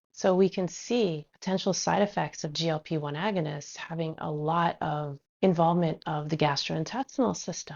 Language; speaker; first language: English; native; English